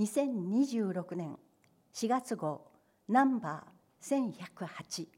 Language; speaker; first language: Japanese; native; Japanese